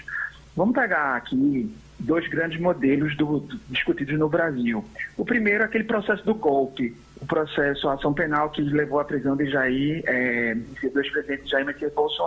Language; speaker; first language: Portuguese; native; Portuguese